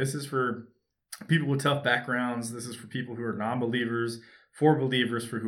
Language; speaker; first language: English; native; English